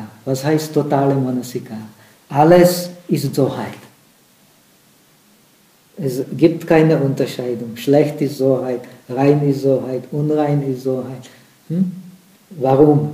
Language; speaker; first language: German; non-native, fluent; Czech